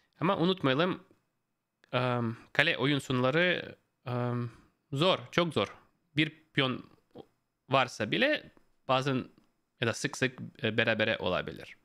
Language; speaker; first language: Turkish; non-native, fluent; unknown